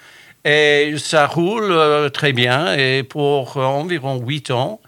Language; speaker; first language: French; non-native, fluent; English